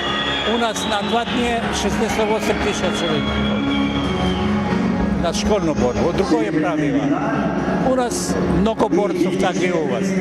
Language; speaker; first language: Russian; non-native, learner; English